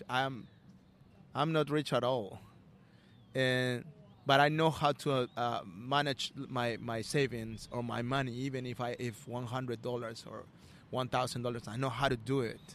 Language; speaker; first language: English; non-native, learner; Spanish